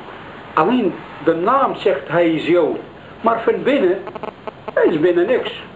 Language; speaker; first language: Dutch; non-native, learner; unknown